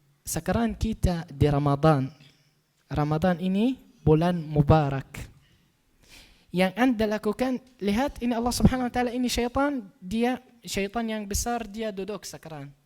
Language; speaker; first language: Indonesian; non-native, learner; Arabic